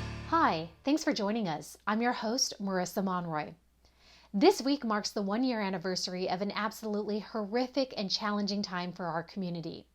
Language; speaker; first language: English; native; English